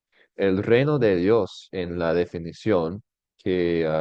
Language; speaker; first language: Spanish; non-native, fluent; English